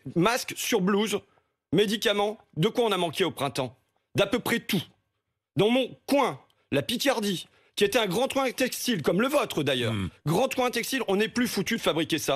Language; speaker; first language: French; native; French